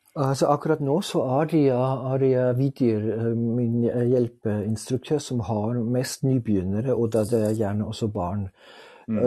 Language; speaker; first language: Norwegian; non-native, fluent; German